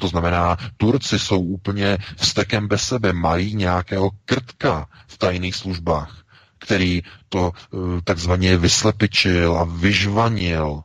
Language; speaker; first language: Czech; native; Czech